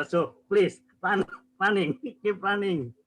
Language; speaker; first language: English; non-native, learner; Indonesian